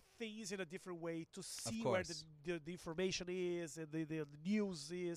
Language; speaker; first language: English; non-native, fluent; Portuguese